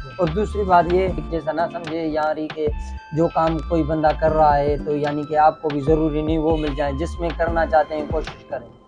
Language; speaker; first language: Urdu; non-native, local second language; Sindhi